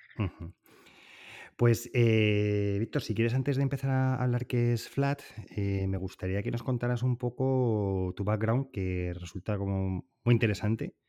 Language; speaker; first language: Spanish; native; Spanish